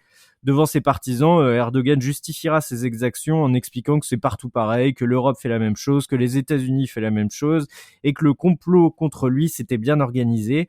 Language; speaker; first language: French; native; French